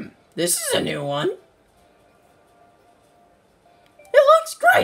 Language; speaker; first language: English; native; English